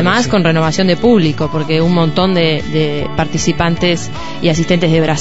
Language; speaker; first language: Spanish; native; Spanish